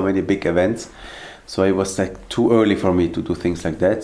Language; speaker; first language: English; non-native, fluent; Swiss German